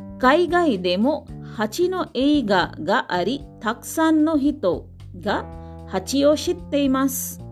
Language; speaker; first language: Japanese; non-native, learner; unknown